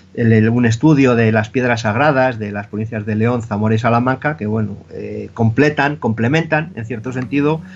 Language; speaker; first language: Spanish; native; Spanish